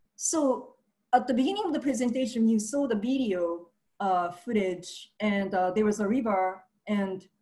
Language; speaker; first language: English; early bilingual, other home language; Japanese